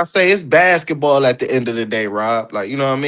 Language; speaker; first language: English; native; English